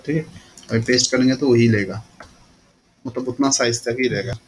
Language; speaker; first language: Hindi; non-native, local second language; Bangla